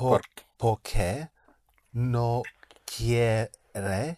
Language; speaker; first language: Spanish; non-native, learner; English